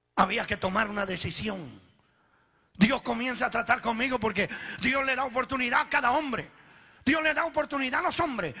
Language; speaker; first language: Spanish; early bilingual, other home language; Italian